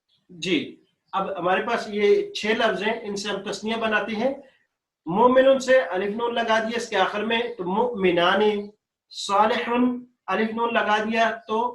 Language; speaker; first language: Urdu; native; Urdu